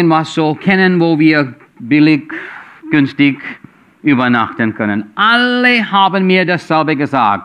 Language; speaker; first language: German; non-native, fluent; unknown